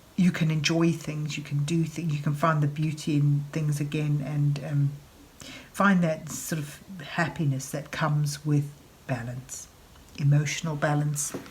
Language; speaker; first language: English; native; English